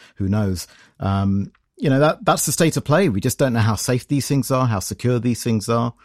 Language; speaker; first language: English; native; English